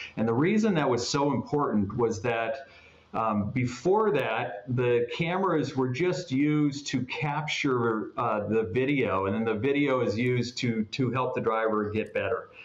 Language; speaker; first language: English; native; English